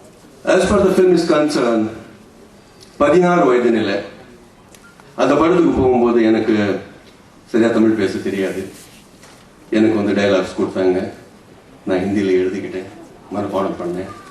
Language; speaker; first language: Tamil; non-native, fluent; Hindi